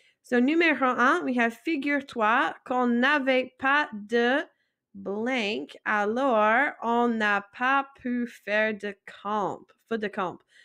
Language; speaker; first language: French; non-native, fluent; English